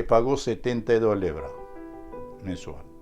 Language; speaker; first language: Spanish; native; Spanish